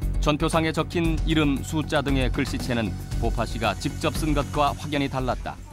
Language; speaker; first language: Korean; native; Korean